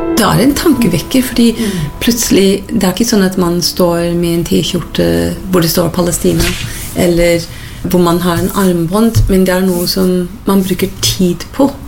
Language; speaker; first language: Norwegian; non-native, fluent; English